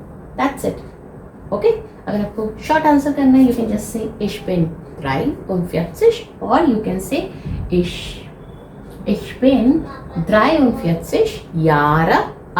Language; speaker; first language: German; non-native, fluent; Hindi